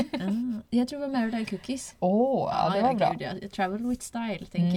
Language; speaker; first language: Swedish; native; Swedish